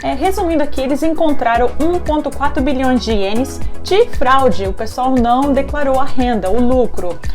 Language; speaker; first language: Portuguese; early bilingual, heritage; Japanese